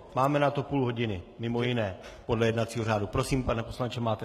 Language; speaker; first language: Czech; native; Czech